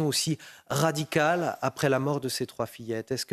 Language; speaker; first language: French; native; French